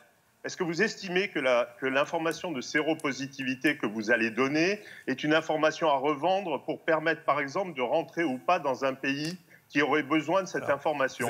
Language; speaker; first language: French; native; French